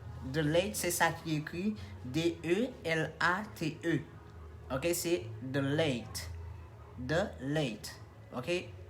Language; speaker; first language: French; non-native, local second language; Haitian Creole